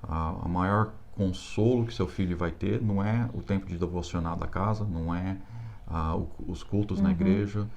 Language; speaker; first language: Portuguese; non-native, fluent; English